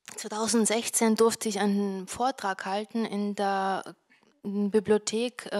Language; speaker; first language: German; non-native, fluent; Ukrainian